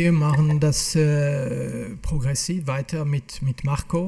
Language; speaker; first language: German; non-native, fluent; French